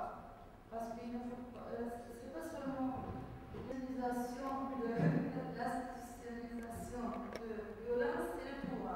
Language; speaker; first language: French; non-native, fluent; Turkish